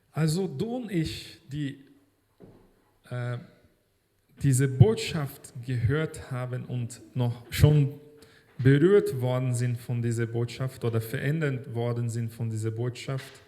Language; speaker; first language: German; non-native, fluent; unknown